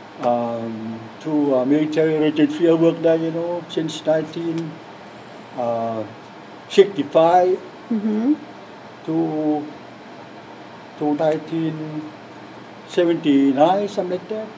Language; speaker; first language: English; non-native, learner; Lao